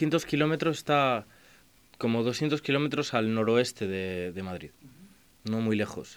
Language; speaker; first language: Spanish; native; Spanish